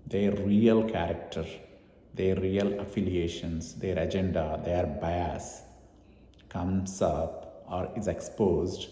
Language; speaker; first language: English; non-native, local second language; Telugu